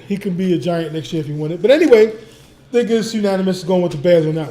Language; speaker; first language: English; native; English